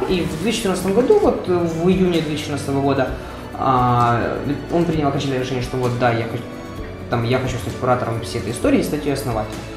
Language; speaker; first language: Russian; non-native, local second language; Ukrainian